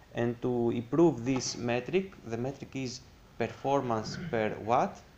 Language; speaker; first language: English; non-native, fluent; Greek